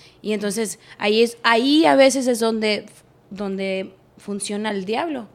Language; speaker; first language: Spanish; native; Spanish